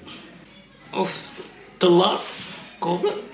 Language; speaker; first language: Dutch; non-native, learner; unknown